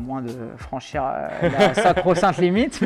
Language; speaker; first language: French; native; French